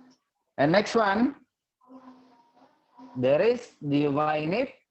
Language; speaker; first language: English; non-native, learner; Indonesian